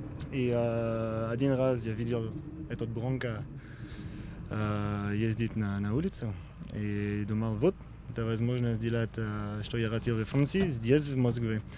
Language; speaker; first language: Russian; non-native, learner; French